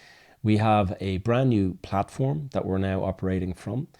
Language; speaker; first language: English; native; English